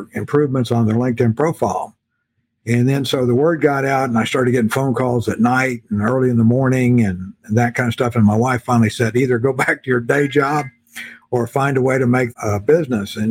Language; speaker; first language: English; native; English